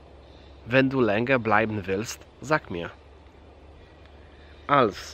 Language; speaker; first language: German; non-native, fluent; Polish